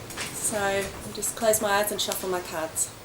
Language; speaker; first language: English; native; English